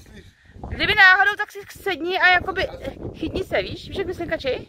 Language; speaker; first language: Czech; native; Czech